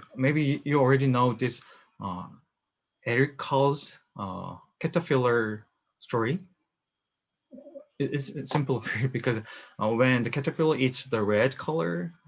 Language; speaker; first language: English; non-native, learner; Korean